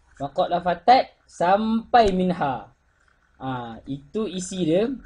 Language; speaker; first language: Malay; native; Malay